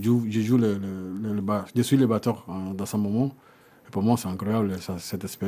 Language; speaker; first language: French; non-native, learner; Spanish